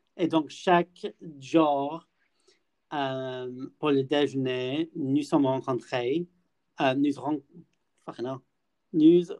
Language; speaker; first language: French; non-native, learner; English